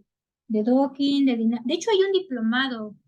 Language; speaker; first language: Spanish; native; Spanish